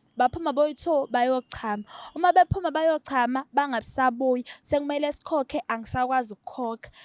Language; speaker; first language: Zulu; native; Zulu